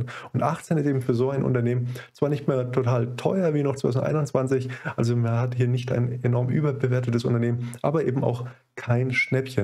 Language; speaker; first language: German; native; German